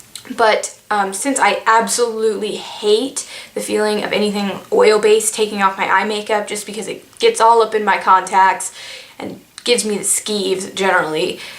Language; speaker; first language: English; native; English